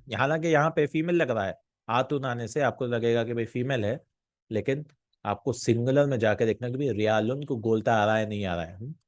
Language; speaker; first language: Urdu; native; Urdu